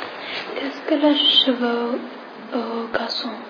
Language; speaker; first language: French; non-native, learner; English